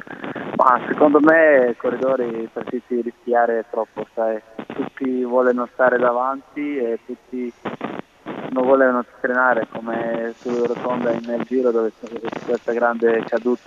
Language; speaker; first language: Italian; non-native, learner; Croatian